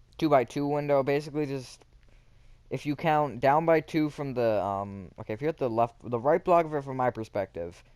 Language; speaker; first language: English; native; English